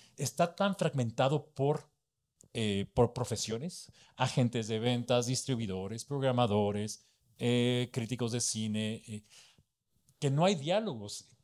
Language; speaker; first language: Spanish; native; Spanish